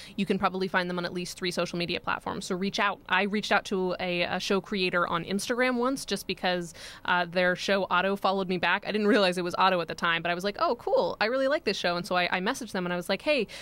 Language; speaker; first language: English; native; English